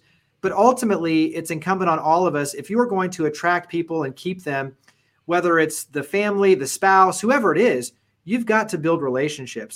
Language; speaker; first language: English; native; English